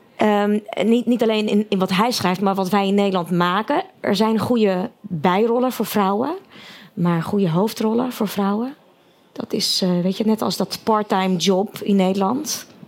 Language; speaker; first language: Dutch; early bilingual, other home language; Russian